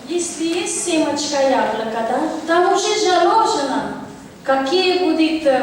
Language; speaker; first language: Russian; non-native, learner; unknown